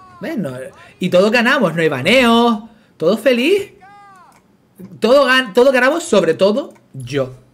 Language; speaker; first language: Spanish; native; Spanish